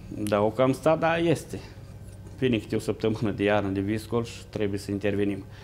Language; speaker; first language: Romanian; native; Romanian